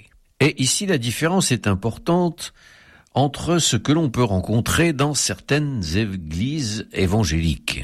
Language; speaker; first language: French; native; French